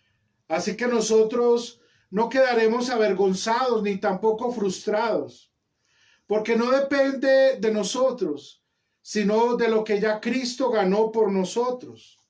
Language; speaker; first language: Spanish; native; Spanish